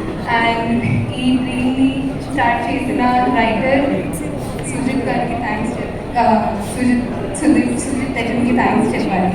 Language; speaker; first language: Telugu; non-native, fluent; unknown